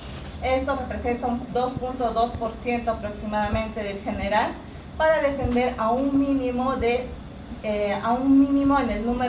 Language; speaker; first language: Spanish; native; Spanish